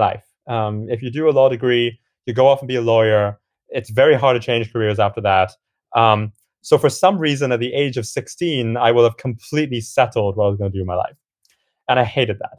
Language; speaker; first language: English; non-native, local second language; Cantonese